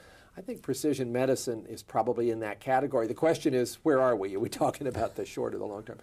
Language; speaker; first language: English; native; English